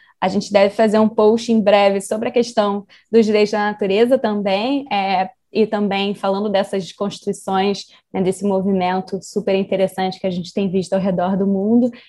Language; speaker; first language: Portuguese; native; Portuguese